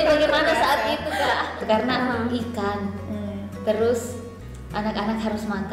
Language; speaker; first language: Indonesian; native; Indonesian